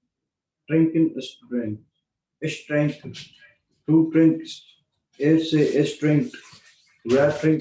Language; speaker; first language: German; non-native, learner; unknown